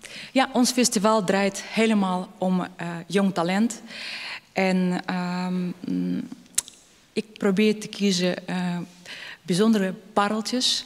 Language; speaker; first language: Dutch; non-native, fluent; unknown